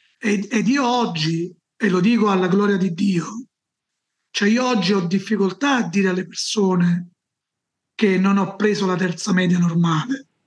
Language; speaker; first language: Italian; native; Italian